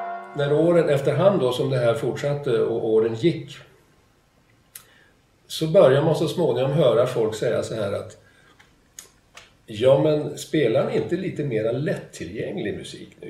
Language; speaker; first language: Swedish; native; Swedish